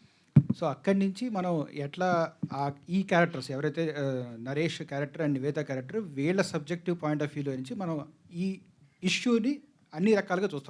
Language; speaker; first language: Telugu; native; Telugu